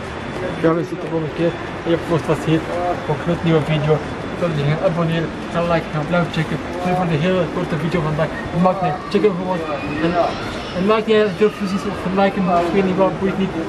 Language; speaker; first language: Dutch; non-native, local second language; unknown